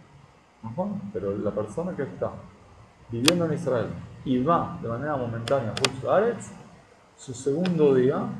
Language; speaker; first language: Spanish; native; Spanish